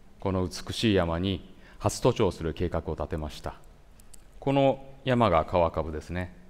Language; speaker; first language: Japanese; native; Japanese